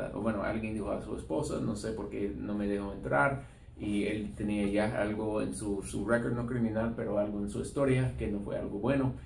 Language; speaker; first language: Spanish; non-native, fluent; English